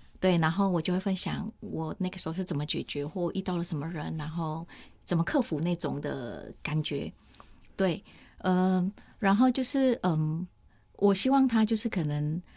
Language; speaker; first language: Chinese; non-native, fluent; Vietnamese